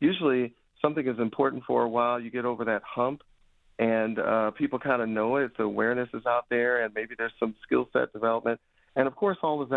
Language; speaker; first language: English; native; English